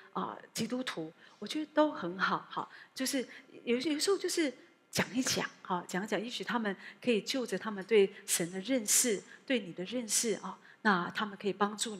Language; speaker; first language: Chinese; native; Chinese